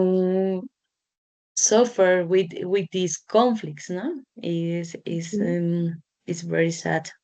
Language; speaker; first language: English; non-native, learner; Spanish